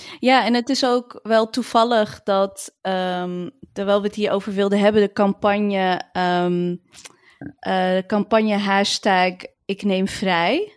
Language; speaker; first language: Dutch; early bilingual, other home language; Arabic